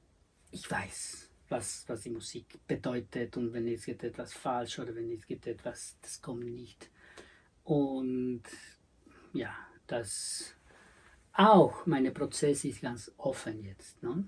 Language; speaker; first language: German; non-native, learner; Spanish